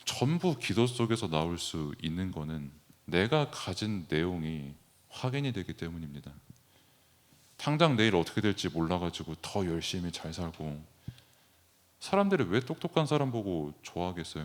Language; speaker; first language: Korean; native; Korean